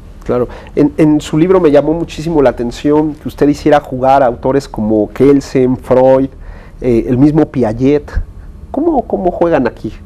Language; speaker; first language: Spanish; native; Spanish